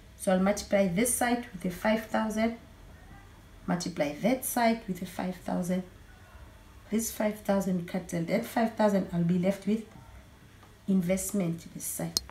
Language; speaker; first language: English; non-native, local second language; Zulu